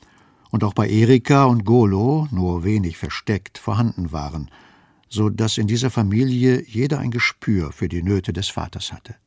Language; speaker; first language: German; native; German